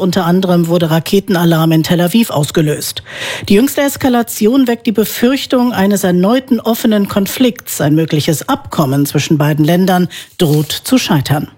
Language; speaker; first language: German; native; German